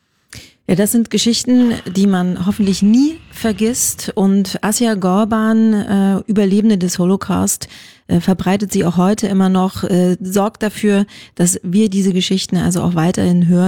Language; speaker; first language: German; native; German